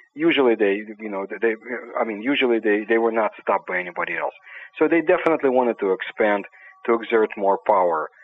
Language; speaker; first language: English; non-native, fluent; Ukrainian